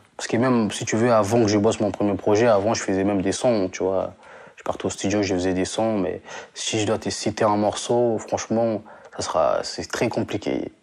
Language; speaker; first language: French; non-native, local second language; Lingala